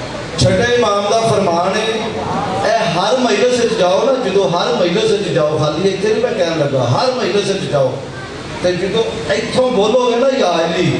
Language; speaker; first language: Hindi; non-native, local second language; Punjabi